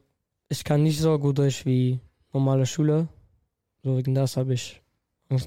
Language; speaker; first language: German; non-native, learner; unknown